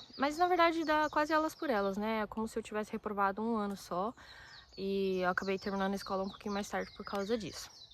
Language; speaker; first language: Portuguese; early bilingual, other home language; Japanese